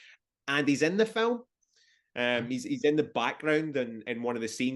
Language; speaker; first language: English; native; English